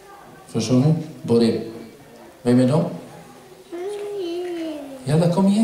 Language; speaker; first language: Swedish; non-native, fluent; Arabic